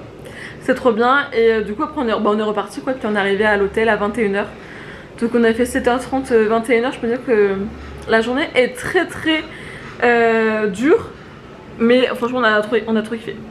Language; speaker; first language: French; native; French